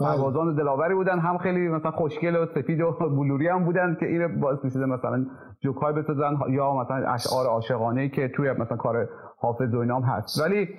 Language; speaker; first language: Persian; native; Persian